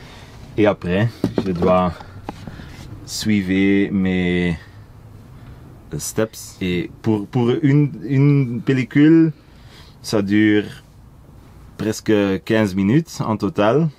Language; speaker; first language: French; non-native, local second language; Dutch